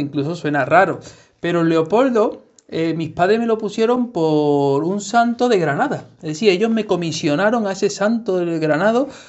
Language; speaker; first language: Spanish; native; Spanish